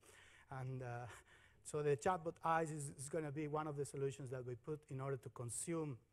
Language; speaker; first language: English; non-native, fluent; Spanish